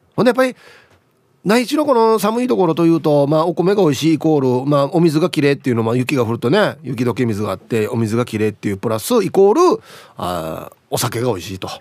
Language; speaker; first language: Japanese; native; Japanese